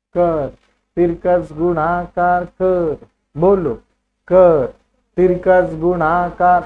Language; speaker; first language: Hindi; non-native, local second language; Marathi